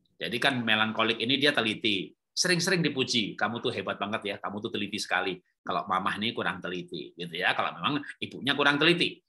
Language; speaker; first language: Indonesian; native; Indonesian